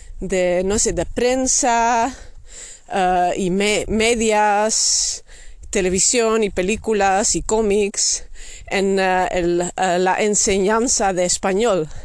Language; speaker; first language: Spanish; non-native, fluent; Dutch